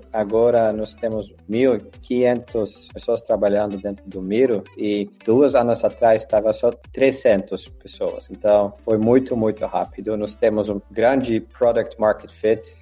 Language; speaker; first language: Portuguese; non-native, learner; Dutch